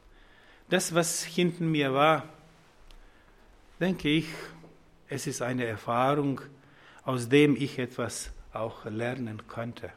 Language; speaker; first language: German; non-native, fluent; Croatian